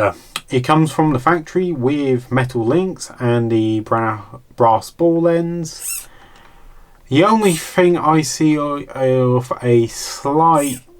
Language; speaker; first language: English; native; English